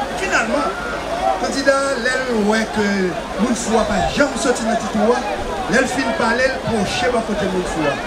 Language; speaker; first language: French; non-native, local second language; Haitian Creole